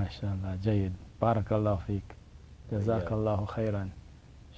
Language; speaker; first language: Arabic; non-native, learner; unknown